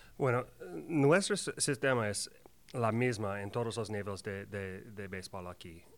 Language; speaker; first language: Spanish; non-native, learner; English